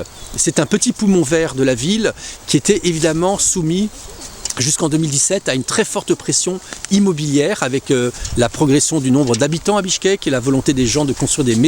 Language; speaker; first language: French; native; French